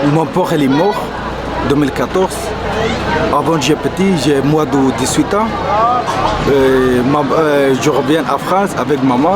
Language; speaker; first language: French; non-native, learner; Kurdish